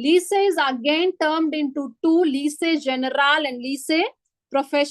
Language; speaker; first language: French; non-native, learner; Hindi